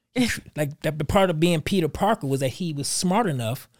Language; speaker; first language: English; native; English